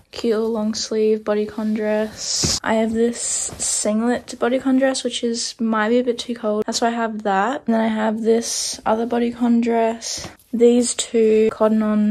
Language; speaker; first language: English; native; English